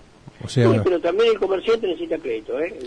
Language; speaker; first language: Spanish; native; Spanish